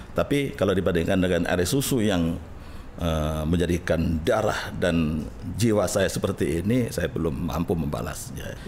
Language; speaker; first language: Indonesian; native; Indonesian